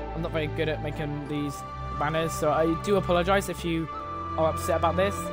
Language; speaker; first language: English; native; English